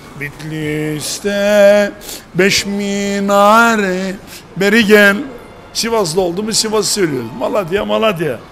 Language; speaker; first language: Turkish; native; Turkish